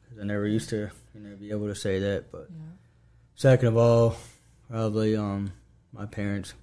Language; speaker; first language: English; native; English